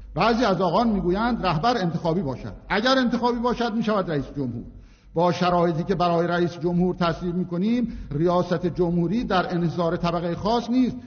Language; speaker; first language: Persian; non-native, local second language; Azerbaijani